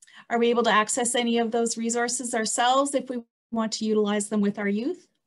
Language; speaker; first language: English; native; English